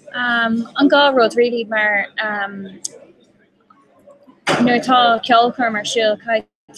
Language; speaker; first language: Irish; non-native, local second language; English